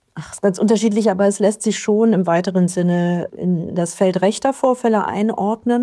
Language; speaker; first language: German; native; German